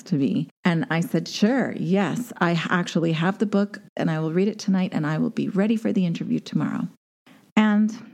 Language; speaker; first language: English; native; English